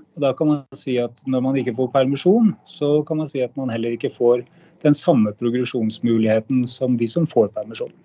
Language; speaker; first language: Norwegian; native; Norwegian